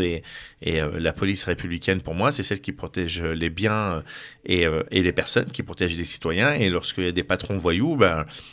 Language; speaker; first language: French; native; French